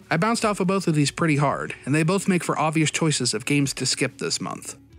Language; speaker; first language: English; native; English